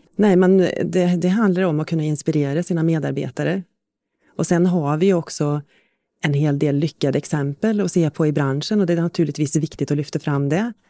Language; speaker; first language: Swedish; native; Swedish